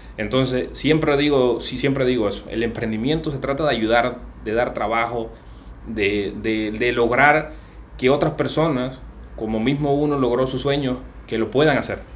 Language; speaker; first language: Spanish; native; Spanish